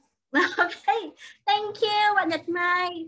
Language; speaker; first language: Vietnamese; native; Vietnamese